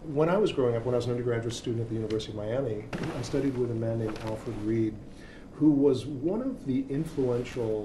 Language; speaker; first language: English; native; English